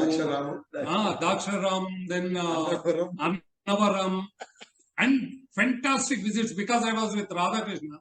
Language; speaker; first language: English; non-native, local second language; Telugu